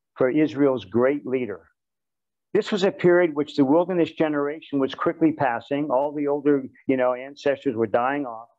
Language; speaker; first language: English; native; English